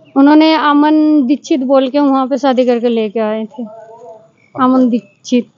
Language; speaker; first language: Hindi; native; Hindi